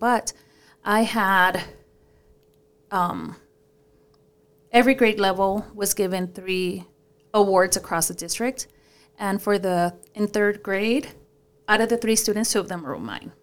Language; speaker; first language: English; early bilingual, other home language; Spanish